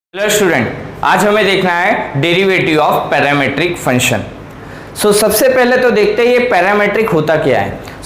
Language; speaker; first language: Hindi; native; Hindi